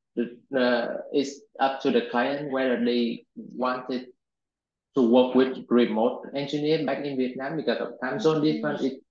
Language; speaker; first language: English; non-native, fluent; Vietnamese